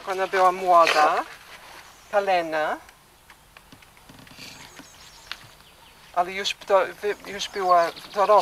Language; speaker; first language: Polish; early bilingual, heritage; English